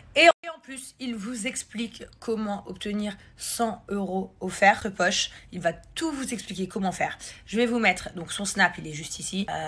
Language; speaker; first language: French; native; French